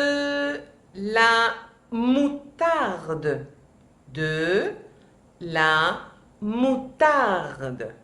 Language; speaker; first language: French; non-native, fluent; Spanish